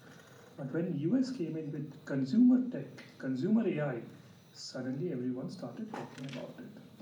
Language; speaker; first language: English; non-native, local second language; Bangla